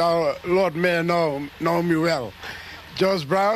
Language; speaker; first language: English; native; English